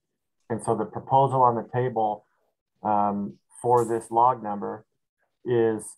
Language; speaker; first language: English; native; English